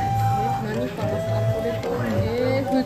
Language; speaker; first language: Japanese; native; Japanese